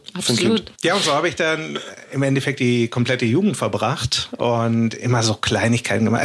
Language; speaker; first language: German; native; German